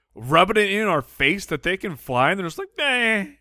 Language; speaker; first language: English; native; English